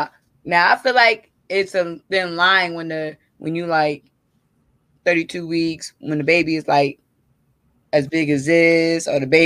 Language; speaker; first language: English; native; English